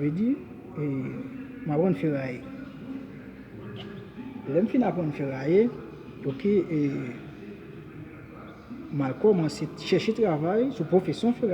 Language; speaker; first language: French; non-native, learner; Haitian Creole